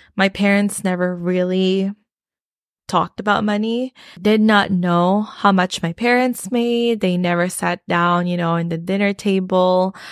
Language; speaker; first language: English; non-native, local second language; Filipino